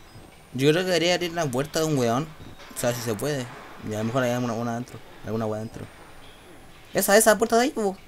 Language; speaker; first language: Spanish; native; Spanish